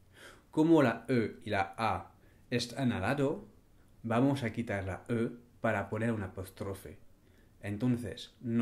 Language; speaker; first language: Spanish; non-native, fluent; French